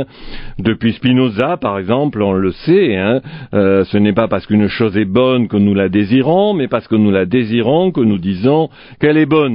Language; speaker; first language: French; native; French